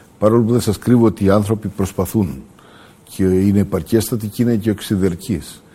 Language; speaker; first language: Greek; early bilingual, heritage; Greek